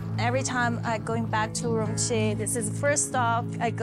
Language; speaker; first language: English; non-native, fluent; Chinese